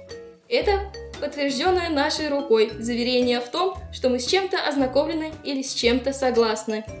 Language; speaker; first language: Russian; native; Russian